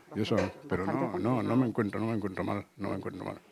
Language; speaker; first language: Spanish; native; Spanish